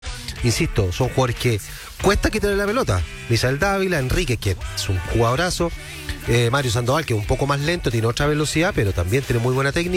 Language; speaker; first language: Spanish; native; Spanish